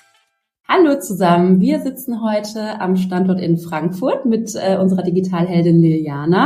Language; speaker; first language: German; native; German